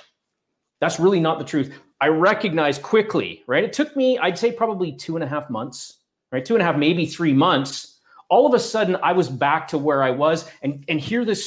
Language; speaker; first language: English; native; English